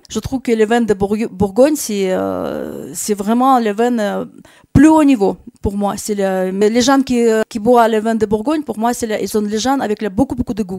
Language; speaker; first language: French; non-native, fluent; Russian